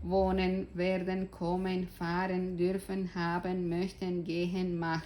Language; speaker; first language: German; non-native, fluent; Spanish